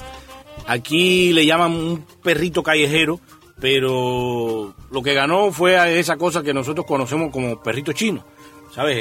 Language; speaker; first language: Spanish; native; Spanish